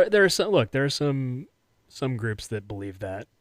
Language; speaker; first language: English; native; English